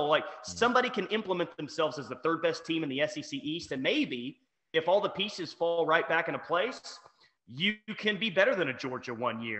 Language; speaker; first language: English; native; English